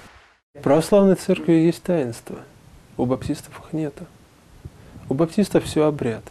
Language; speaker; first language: Russian; native; Russian